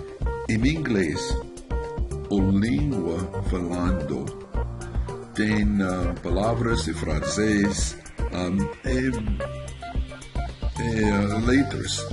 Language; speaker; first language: Portuguese; non-native, learner; English